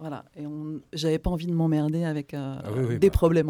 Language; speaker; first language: French; native; French